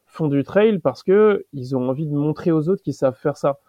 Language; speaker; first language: French; native; French